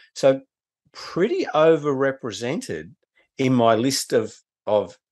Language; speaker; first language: English; native; English